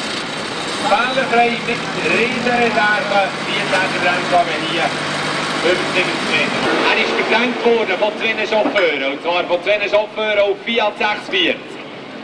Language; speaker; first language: German; native; German